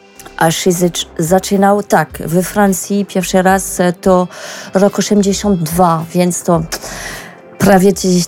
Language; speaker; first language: Polish; non-native, learner; French